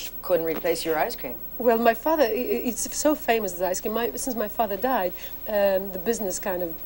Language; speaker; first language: English; non-native, fluent; Polish